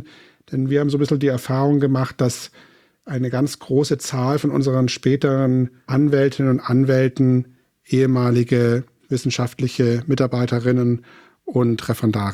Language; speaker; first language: German; native; German